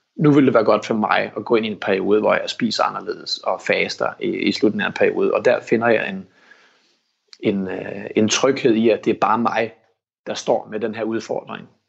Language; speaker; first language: Danish; early bilingual, heritage; Danish